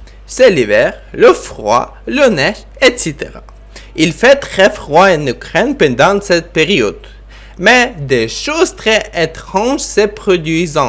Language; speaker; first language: French; non-native, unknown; Ukrainian